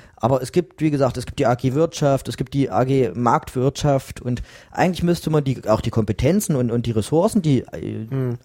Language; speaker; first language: German; native; German